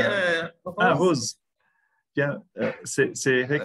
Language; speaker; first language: French; non-native, fluent; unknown